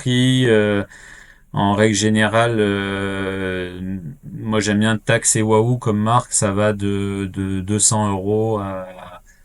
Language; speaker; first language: French; native; French